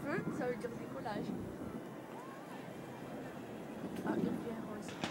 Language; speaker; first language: French; native; French